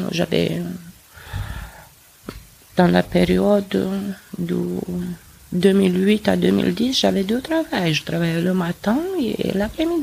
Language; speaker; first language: French; non-native, fluent; Romanian